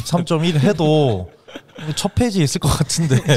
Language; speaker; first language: Korean; native; Korean